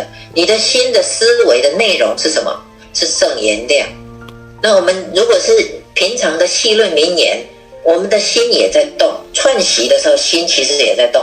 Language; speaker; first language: Chinese; native; Chinese